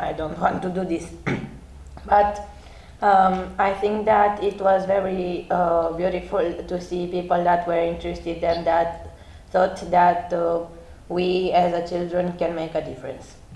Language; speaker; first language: English; non-native, learner; Spanish